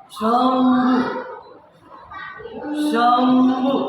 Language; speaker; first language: Arabic; non-native, learner; Malay